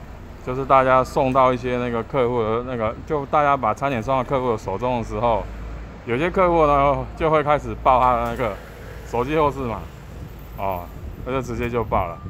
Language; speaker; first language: Chinese; native; Chinese